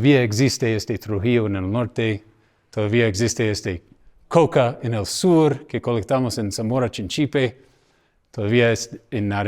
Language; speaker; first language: Spanish; non-native, fluent; English